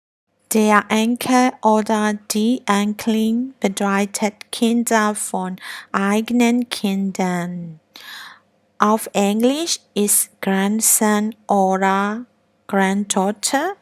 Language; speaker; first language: German; non-native, learner; Burmese